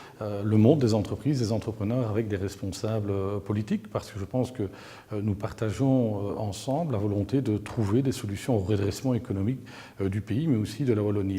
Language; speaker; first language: French; native; French